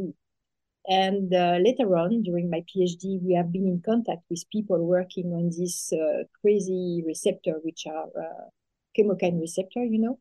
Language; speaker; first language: English; non-native, fluent; French